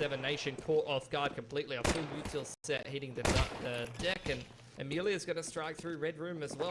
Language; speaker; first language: English; native; English